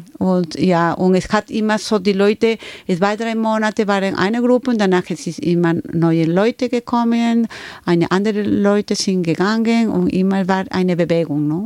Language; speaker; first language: German; non-native, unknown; Spanish